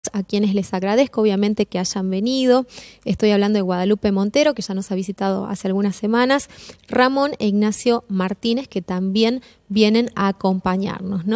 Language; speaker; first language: Spanish; native; Spanish